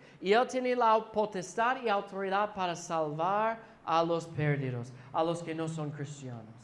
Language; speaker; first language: Spanish; non-native, fluent; English